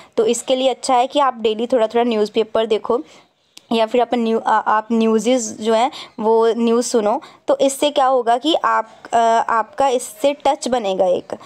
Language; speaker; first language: Hindi; non-native, local second language; Punjabi